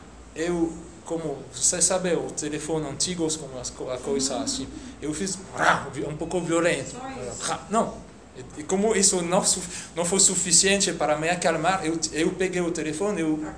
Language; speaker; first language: Portuguese; non-native, fluent; French